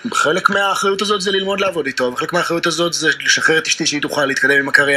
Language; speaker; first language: Hebrew; native; Hebrew